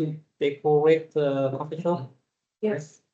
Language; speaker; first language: English; non-native, learner; Vietnamese